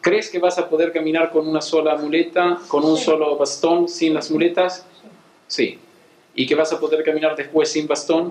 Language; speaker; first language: Spanish; native; Spanish